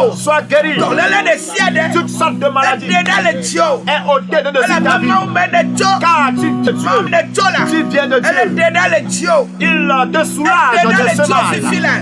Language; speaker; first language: French; non-native, local second language; Ewe